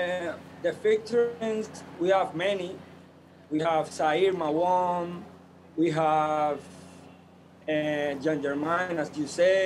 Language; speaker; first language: English; non-native, fluent; Spanish